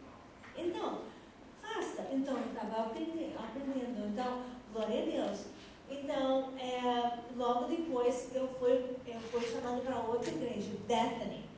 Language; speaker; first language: Portuguese; non-native, fluent; English